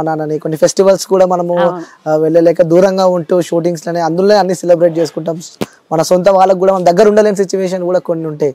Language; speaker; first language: Telugu; native; Telugu